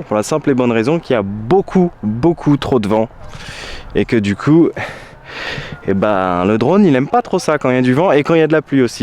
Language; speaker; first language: French; native; French